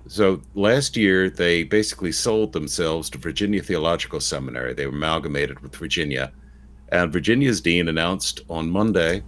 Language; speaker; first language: English; native; English